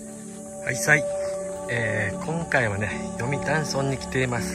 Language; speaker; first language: Japanese; native; Japanese